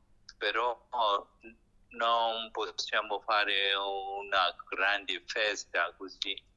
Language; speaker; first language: Italian; non-native, learner; Burmese